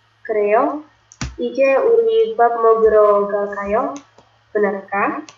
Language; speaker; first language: Korean; non-native, learner; Indonesian